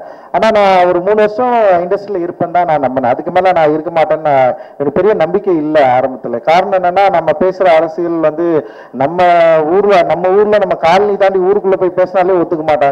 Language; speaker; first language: Tamil; native; Tamil